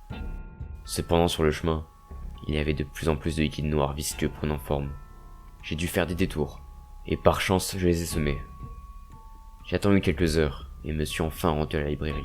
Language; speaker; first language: French; native; French